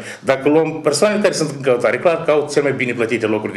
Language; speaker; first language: Romanian; native; Romanian